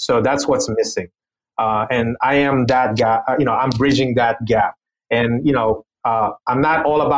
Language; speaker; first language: English; non-native, local second language; Filipino